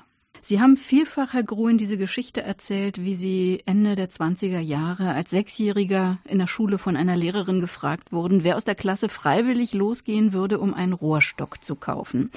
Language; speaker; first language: German; native; German